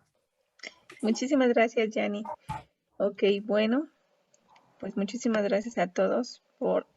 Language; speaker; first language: Spanish; native; Spanish